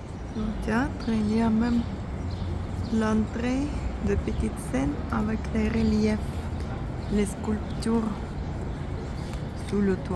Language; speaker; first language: French; non-native, fluent; Russian